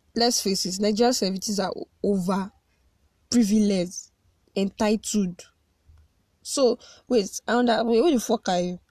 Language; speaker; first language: English; non-native, local second language; Yoruba